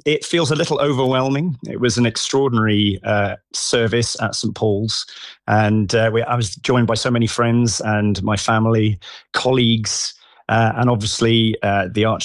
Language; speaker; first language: English; native; English